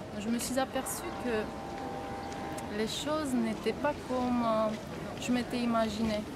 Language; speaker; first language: French; non-native, fluent; Romanian